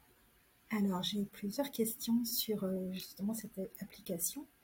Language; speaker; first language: French; native; French